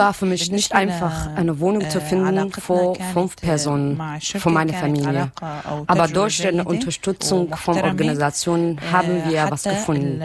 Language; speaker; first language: German; non-native, learner; Arabic